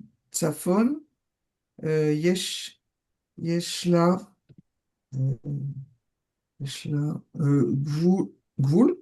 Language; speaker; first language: Hebrew; non-native, learner; French